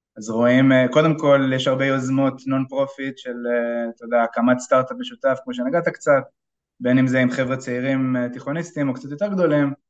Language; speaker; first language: Hebrew; native; Hebrew